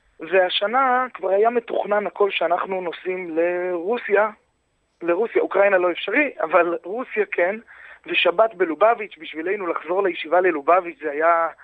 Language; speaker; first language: Hebrew; native; Hebrew